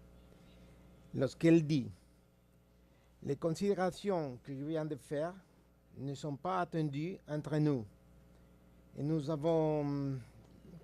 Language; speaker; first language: French; non-native, fluent; Spanish